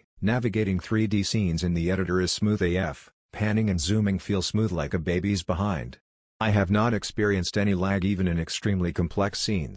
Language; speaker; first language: English; native; English